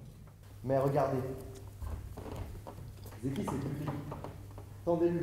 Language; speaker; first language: French; native; French